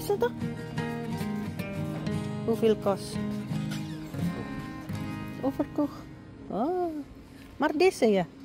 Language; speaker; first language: Dutch; non-native, learner; Indonesian